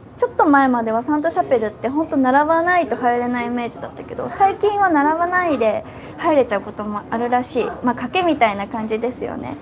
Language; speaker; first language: Japanese; native; Japanese